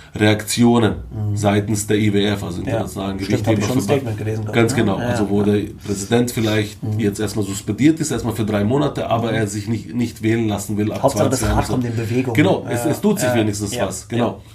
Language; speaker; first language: German; early bilingual, other home language; Bosnian